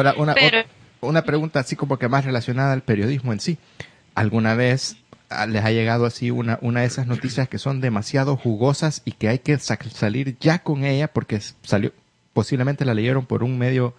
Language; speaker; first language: Spanish; native; Spanish